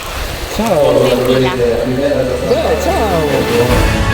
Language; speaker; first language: Italian; native; Italian